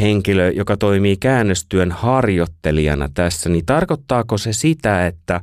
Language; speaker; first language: Finnish; native; Finnish